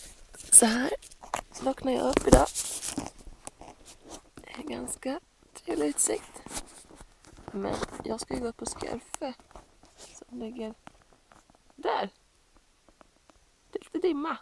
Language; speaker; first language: Swedish; native; Swedish